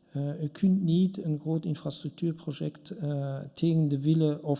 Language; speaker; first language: Dutch; non-native, local second language; French